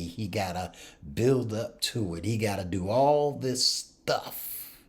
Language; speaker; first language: English; native; English